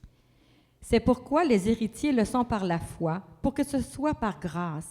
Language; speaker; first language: French; native; French